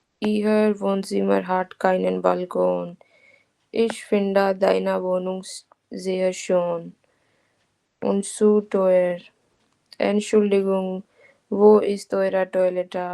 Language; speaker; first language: German; non-native, fluent; Hindi